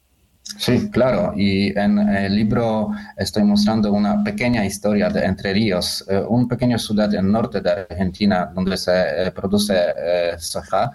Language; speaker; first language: Spanish; non-native, learner; Polish